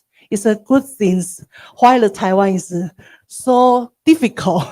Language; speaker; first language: English; non-native, learner; Chinese